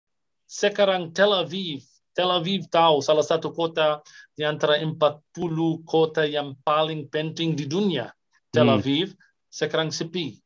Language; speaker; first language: Indonesian; non-native, fluent; Arabic